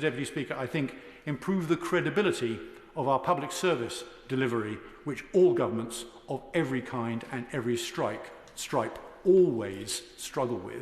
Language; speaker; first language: English; native; English